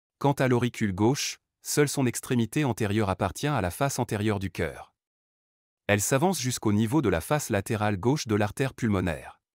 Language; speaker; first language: French; non-native, local second language; Arabic